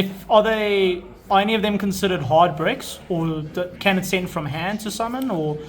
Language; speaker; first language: English; native; English